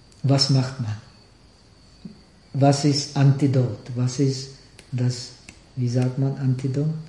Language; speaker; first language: German; non-native, fluent; Czech